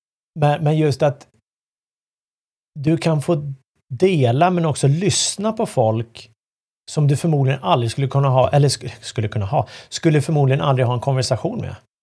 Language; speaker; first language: Swedish; native; Swedish